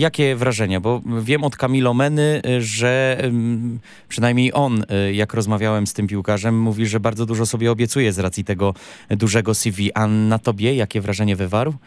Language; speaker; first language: Polish; native; Polish